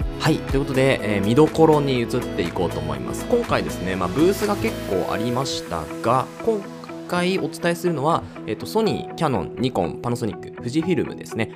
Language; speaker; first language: Japanese; native; Japanese